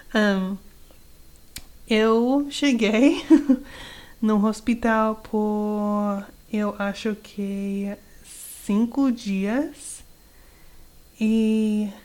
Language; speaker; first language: Portuguese; non-native, learner; English